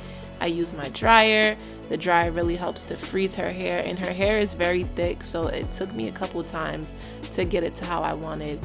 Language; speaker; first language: English; native; English